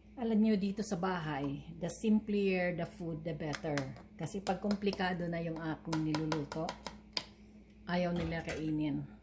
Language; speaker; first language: Filipino; non-native, local second language; Bikol